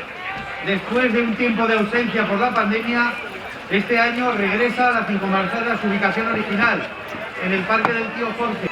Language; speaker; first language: Spanish; native; Spanish